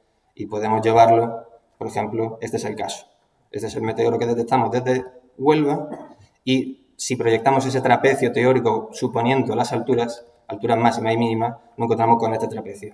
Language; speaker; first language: Spanish; native; Spanish